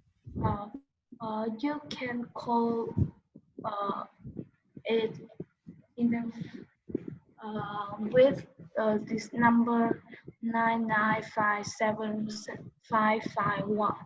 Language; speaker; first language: English; non-native, learner; Vietnamese